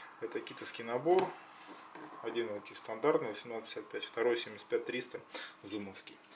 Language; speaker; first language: Russian; native; Russian